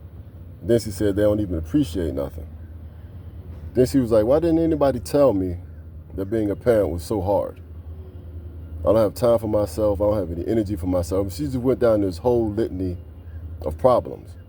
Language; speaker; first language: English; native; English